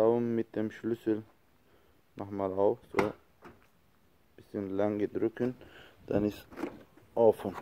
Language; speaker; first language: German; non-native, learner; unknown